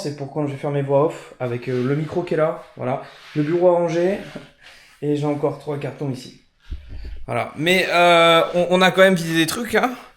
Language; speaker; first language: French; native; French